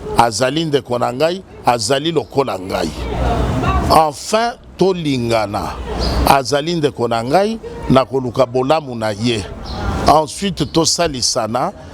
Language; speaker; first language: Lingala; non-native, local second language; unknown